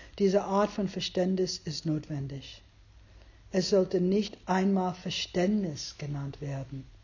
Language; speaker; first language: German; non-native, fluent; English